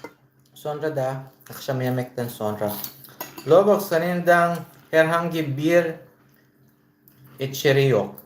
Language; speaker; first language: Turkish; non-native, learner; Filipino